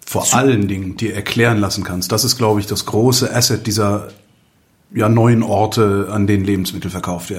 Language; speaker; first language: German; native; German